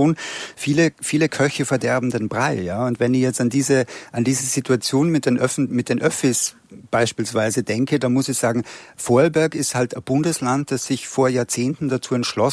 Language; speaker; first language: German; native; German